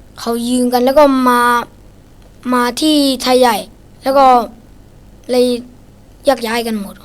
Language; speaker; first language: Thai; non-native, learner; Shan